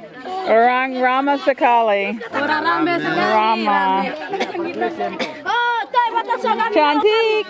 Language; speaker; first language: Indonesian; non-native, learner; English